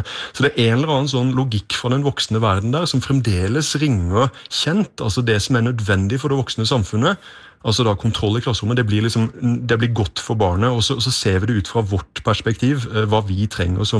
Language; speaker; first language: Norwegian; native; Norwegian